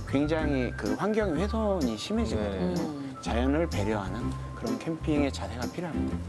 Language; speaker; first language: Korean; native; Korean